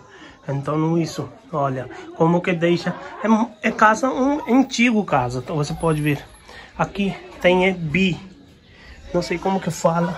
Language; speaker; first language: Portuguese; non-native, learner; Hindi